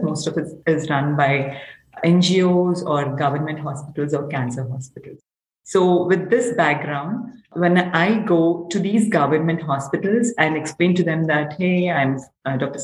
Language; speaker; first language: English; non-native, local second language; Telugu